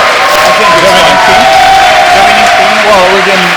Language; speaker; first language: English; non-native, fluent; Czech